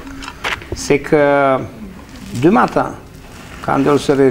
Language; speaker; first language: French; non-native, fluent; Romanian